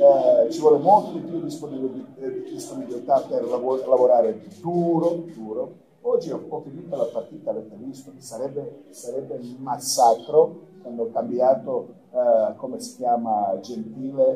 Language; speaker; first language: Italian; non-native, fluent; Croatian